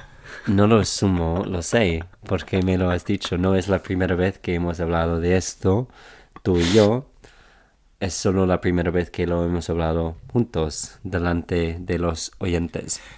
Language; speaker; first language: Spanish; non-native, fluent; English